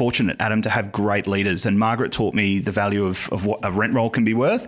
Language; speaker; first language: English; native; English